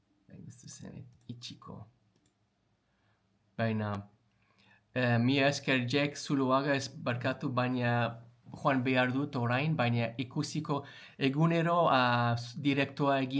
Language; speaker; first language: Basque; non-native, learner; English